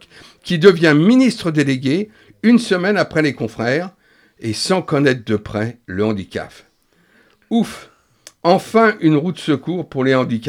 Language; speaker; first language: French; native; French